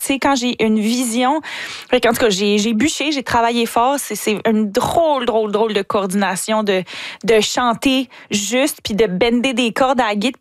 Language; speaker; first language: French; native; French